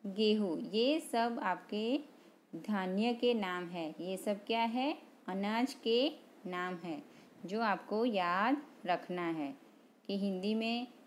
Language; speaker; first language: Hindi; non-native, local second language; Gujarati